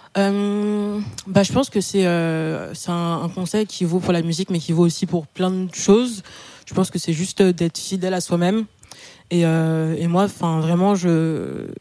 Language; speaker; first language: French; native; French